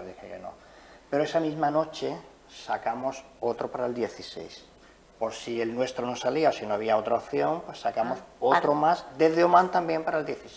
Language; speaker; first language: Spanish; native; Spanish